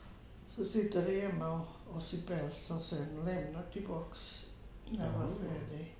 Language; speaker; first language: Swedish; non-native, fluent; Portuguese